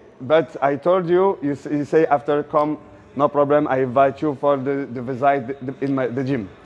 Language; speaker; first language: English; non-native, learner; French